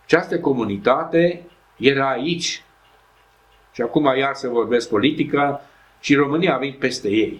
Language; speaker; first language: Romanian; non-native, local second language; Hungarian